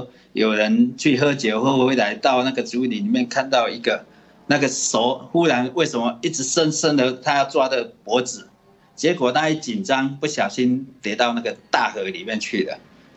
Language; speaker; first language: Chinese; native; Chinese